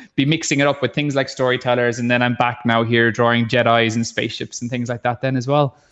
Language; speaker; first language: English; native; English